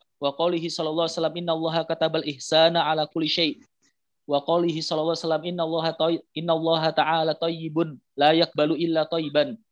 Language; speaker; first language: Arabic; non-native, fluent; Indonesian